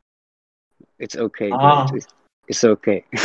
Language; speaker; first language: English; non-native, fluent; Swedish